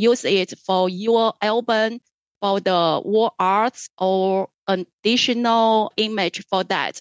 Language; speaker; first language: English; non-native, fluent; Chinese